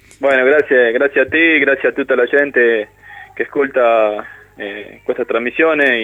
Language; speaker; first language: Italian; non-native, learner; Spanish